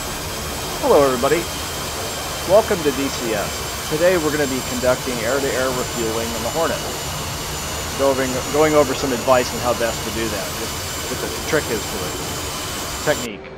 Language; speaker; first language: English; native; English